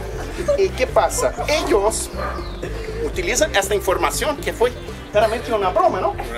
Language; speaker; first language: Spanish; non-native, fluent; Portuguese